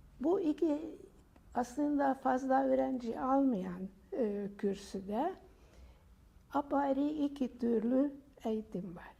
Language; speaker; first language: Turkish; non-native, fluent; Hungarian